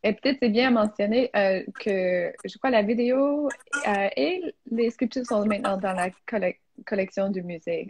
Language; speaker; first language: French; non-native, fluent; English